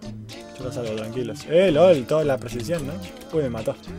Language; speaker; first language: Spanish; native; Spanish